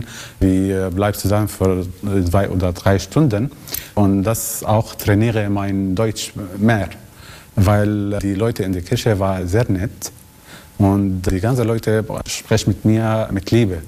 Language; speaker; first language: German; non-native, learner; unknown